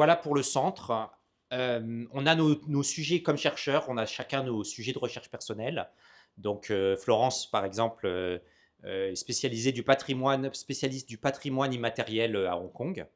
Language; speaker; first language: French; native; French